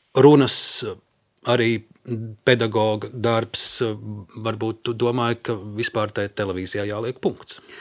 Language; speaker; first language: Latvian; native; Latvian